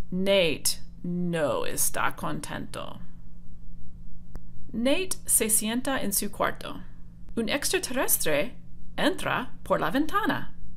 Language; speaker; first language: Spanish; non-native, fluent; English